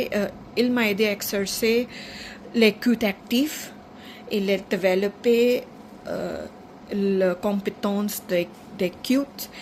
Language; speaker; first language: French; non-native, fluent; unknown